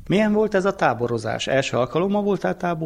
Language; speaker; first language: Hungarian; native; Hungarian